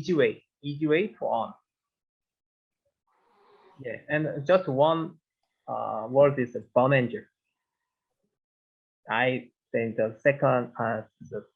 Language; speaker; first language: English; non-native, learner; Korean